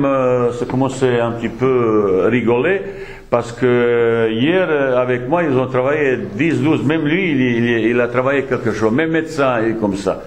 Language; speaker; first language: French; non-native, fluent; Bosnian